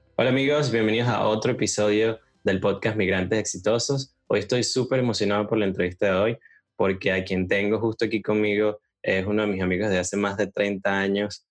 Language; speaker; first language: Spanish; native; Spanish